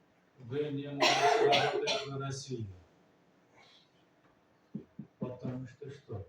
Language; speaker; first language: Russian; non-native, learner; Uzbek